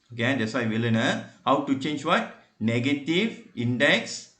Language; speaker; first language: English; non-native, local second language; Malay